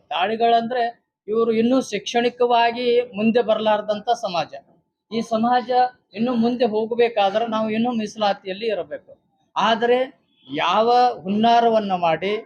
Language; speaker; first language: Kannada; non-native, local second language; Lambadi